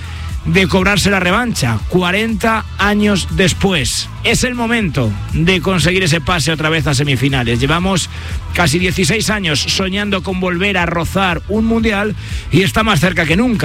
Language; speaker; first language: Spanish; native; Spanish